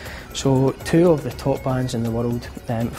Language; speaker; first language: English; native; English